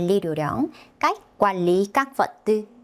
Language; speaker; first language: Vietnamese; non-native, fluent; Korean